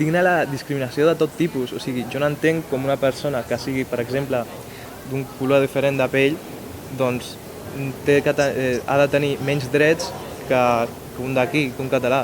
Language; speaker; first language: Catalan; early bilingual, other home language; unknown